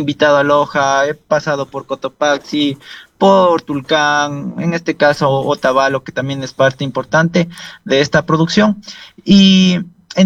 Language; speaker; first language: Spanish; native; Spanish